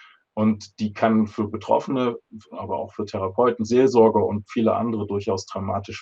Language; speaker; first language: German; native; German